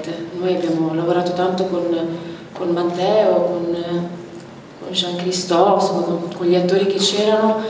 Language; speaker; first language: Italian; native; Italian